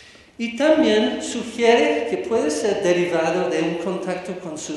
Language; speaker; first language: Spanish; non-native, fluent; English